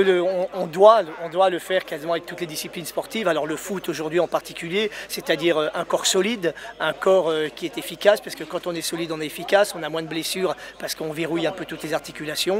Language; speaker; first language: French; native; French